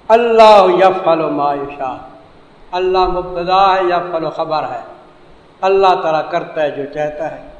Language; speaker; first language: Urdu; non-native, local second language; Saraiki